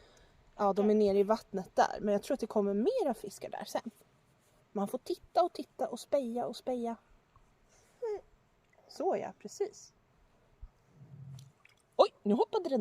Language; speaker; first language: Swedish; native; Swedish